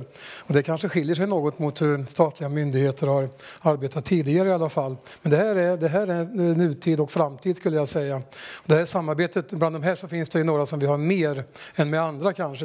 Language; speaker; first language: Swedish; native; Swedish